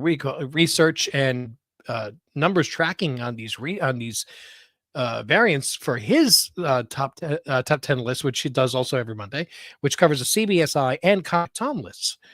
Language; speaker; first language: English; native; English